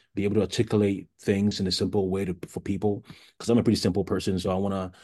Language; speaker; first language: English; early bilingual, other home language; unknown